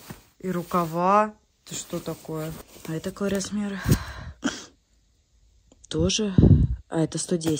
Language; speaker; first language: Russian; native; Russian